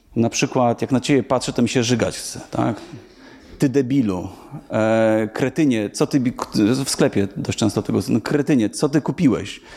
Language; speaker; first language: Polish; native; Polish